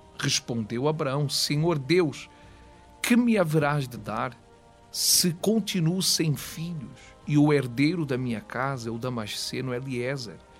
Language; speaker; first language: Portuguese; native; Portuguese